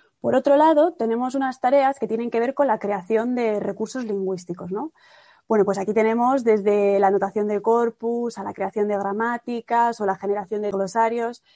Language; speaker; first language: Spanish; native; Spanish